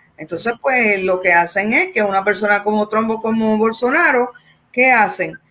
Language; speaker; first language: Spanish; native; Spanish